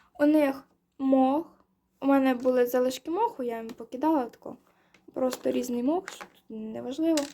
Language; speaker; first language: Ukrainian; non-native, local second language; Russian